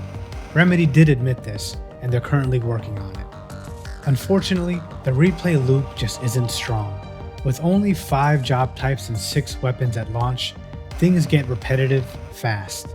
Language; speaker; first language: English; native; English